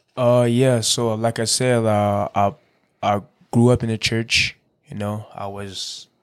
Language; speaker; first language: English; early bilingual, other home language; Kinyarwanda